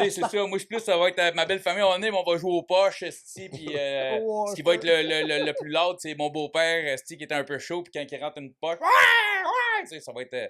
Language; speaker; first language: French; native; French